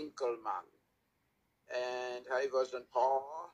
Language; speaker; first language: Dutch; non-native, learner; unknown